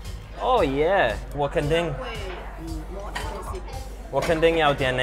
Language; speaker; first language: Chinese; non-native, learner; English